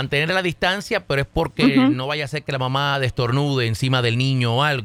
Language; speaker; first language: Spanish; native; Spanish